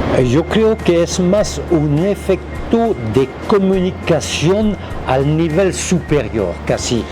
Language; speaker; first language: Spanish; non-native, fluent; French